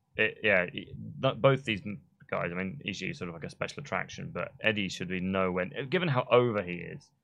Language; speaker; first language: English; native; English